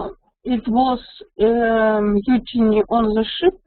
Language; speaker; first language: English; non-native, learner; Russian